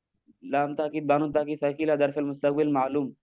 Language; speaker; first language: Arabic; non-native, learner; Urdu